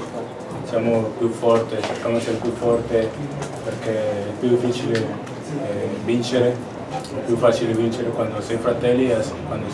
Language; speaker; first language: Italian; non-native, learner; Spanish